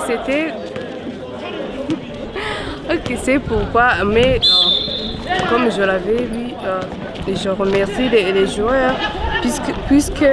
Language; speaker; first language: French; non-native, local second language; Rundi